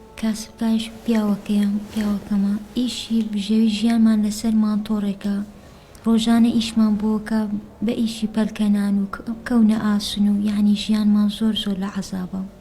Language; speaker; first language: Central Kurdish; native; Central Kurdish